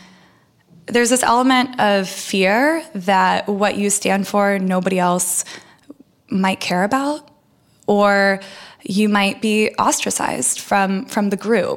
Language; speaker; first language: English; early bilingual, other home language; Russian